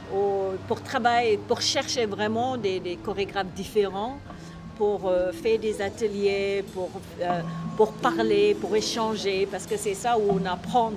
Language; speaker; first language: French; non-native, fluent; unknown